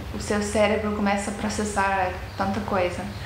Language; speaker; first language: Portuguese; non-native, fluent; Estonian